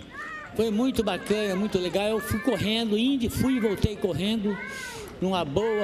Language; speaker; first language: Portuguese; native; Portuguese